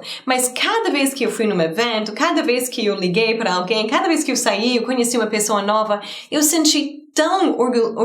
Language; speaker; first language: Portuguese; non-native, fluent; English